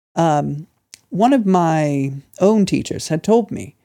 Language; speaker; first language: English; native; English